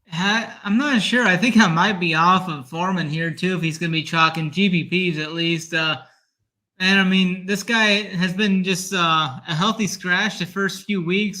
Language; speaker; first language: English; native; English